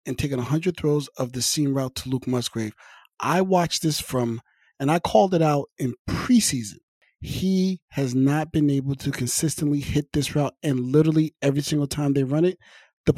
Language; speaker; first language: English; native; English